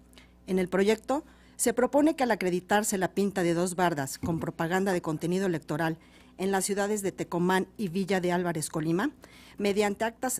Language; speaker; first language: Spanish; native; Spanish